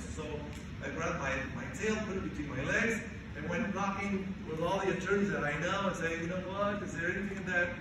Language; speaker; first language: English; non-native, fluent; Spanish